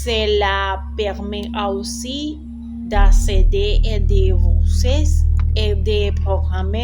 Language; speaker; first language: French; non-native, learner; Spanish